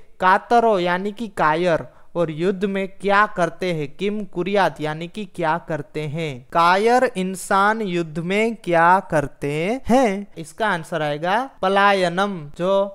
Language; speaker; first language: Hindi; non-native, local second language; Gujarati